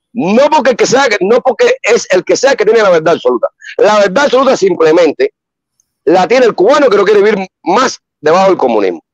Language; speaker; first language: Spanish; native; Spanish